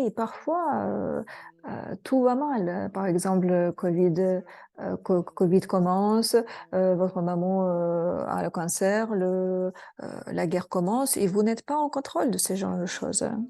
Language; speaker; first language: French; non-native, fluent; Russian